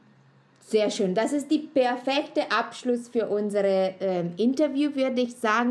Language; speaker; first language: German; non-native, fluent; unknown